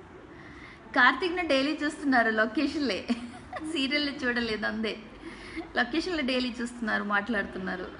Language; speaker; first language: Telugu; non-native, local second language; Malayalam